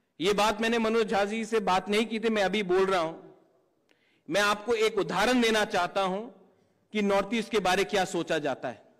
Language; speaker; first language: Hindi; non-native, local second language; Kok Borok